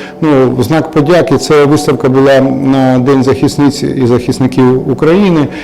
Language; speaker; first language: Ukrainian; non-native, local second language; Russian